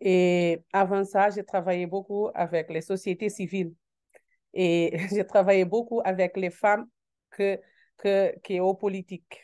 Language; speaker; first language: French; non-native, learner; Portuguese